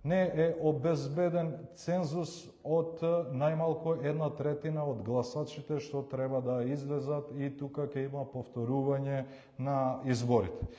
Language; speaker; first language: Macedonian; non-native, local second language; Albanian